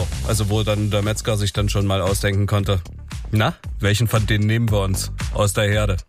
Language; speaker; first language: German; native; German